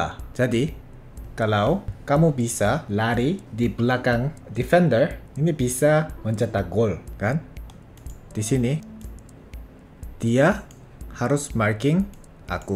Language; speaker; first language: Indonesian; non-native, fluent; Korean